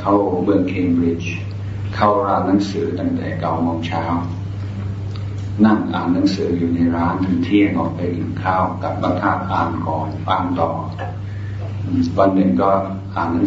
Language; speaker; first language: Thai; non-native, fluent; English